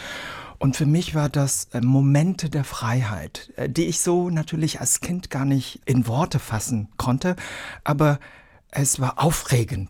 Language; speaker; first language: German; early bilingual, other home language; Vietnamese